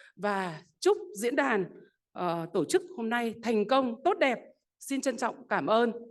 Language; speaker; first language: Vietnamese; native; Vietnamese